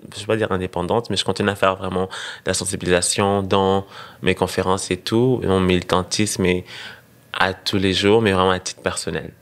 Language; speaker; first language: French; non-native, local second language; Rundi